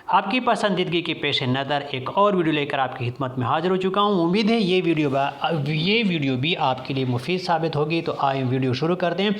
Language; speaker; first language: Urdu; non-native, local second language; Pashto